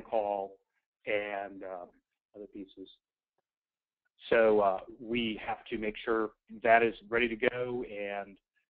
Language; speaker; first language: English; native; English